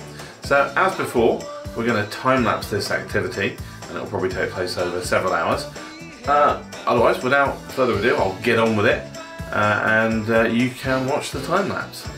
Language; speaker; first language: English; native; English